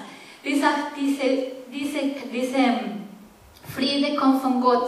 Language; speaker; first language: German; non-native, fluent; Spanish